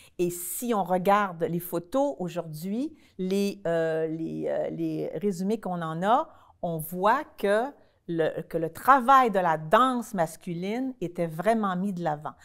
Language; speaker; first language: French; native; French